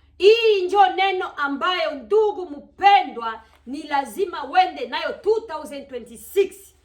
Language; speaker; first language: Swahili; native; Swahili